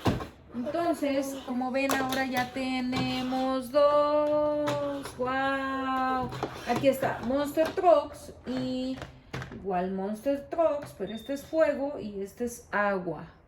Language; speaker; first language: Spanish; native; Spanish